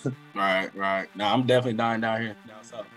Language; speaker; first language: English; native; English